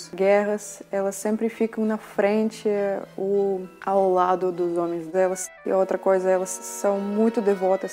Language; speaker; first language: Portuguese; non-native, fluent; Russian